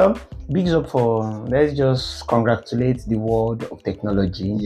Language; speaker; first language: English; non-native, local second language; Yoruba